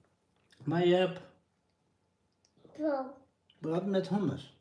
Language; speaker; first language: Dutch; non-native, fluent; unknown